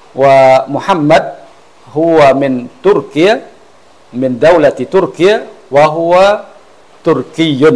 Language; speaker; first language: Arabic; non-native, fluent; Khmer